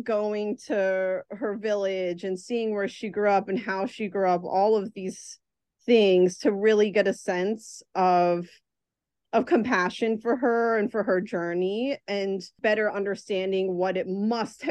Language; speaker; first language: English; native; English